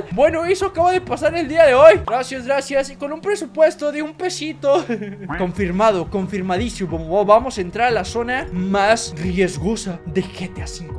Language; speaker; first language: Spanish; native; Spanish